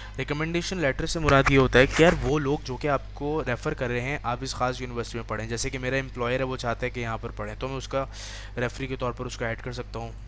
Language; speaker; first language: Urdu; native; Urdu